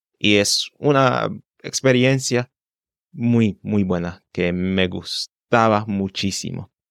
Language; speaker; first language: Spanish; non-native, fluent; English